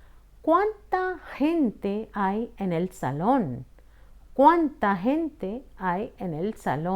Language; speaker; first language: Spanish; non-native, fluent; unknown